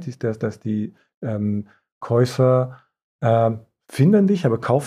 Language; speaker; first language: German; non-native, fluent; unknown